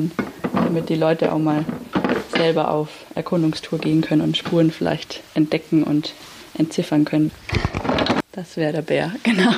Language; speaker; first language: German; native; German